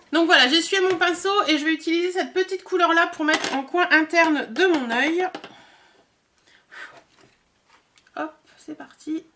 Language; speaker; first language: French; native; French